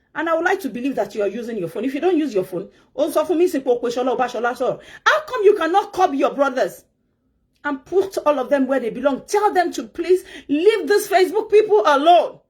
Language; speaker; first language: English; non-native, local second language; Yoruba